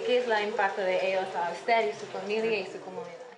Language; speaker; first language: Spanish; non-native, learner; English